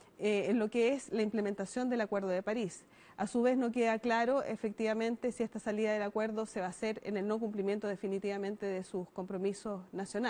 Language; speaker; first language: Spanish; native; Spanish